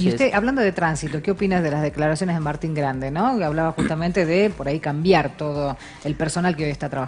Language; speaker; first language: Spanish; native; Spanish